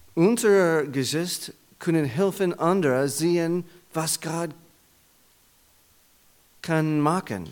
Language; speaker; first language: German; non-native, learner; English